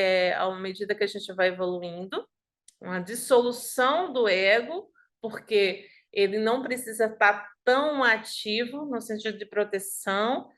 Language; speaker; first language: Portuguese; native; Portuguese